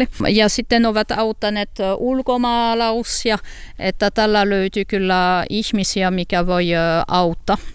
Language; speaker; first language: Finnish; non-native, learner; French